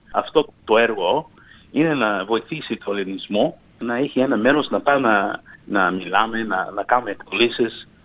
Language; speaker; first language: Greek; early bilingual, heritage; Greek